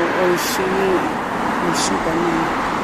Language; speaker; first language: Japanese; non-native, learner; Filipino